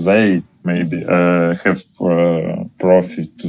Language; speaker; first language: English; non-native, learner; Russian